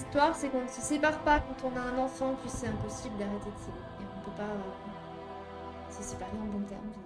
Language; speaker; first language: French; native; French